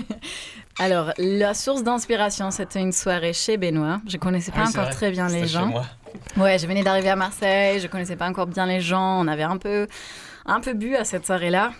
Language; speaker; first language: French; non-native, fluent; German